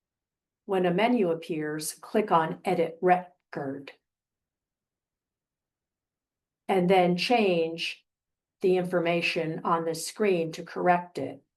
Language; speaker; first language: English; native; English